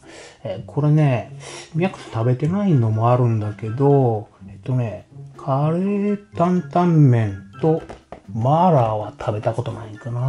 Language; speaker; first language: Japanese; native; Japanese